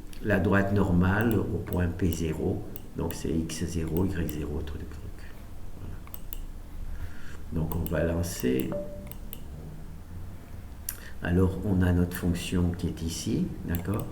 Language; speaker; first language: French; native; French